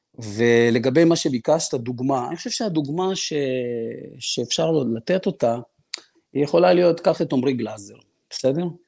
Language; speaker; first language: Hebrew; early bilingual, other home language; Russian